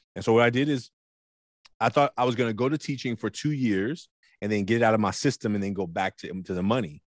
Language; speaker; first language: English; native; English